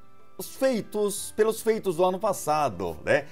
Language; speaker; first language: Portuguese; non-native, fluent; Japanese